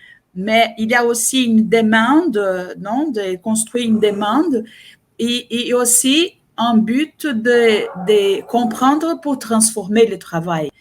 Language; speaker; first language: French; non-native, fluent; Portuguese